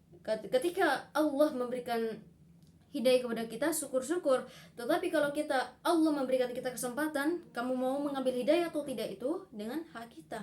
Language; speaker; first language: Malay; non-native, local second language; Madurese